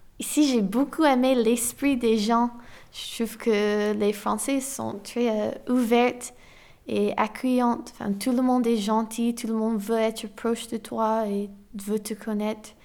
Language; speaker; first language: French; non-native, fluent; English